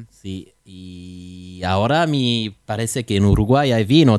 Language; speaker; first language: Spanish; non-native, learner; French